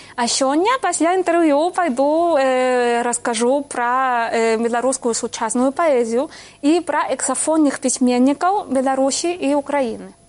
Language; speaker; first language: Belarusian; non-native, fluent; Spanish